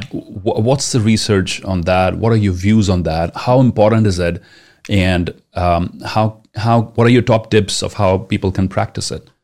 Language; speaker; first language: English; non-native, local second language; Punjabi